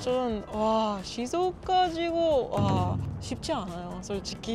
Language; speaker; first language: Korean; non-native, learner; Papiamento